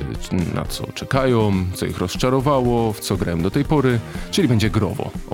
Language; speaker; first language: Polish; native; Polish